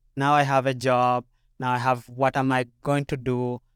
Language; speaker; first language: English; non-native, local second language; Ganda